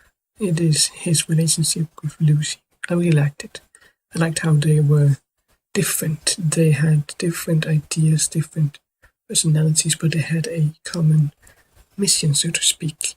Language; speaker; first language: English; non-native, fluent; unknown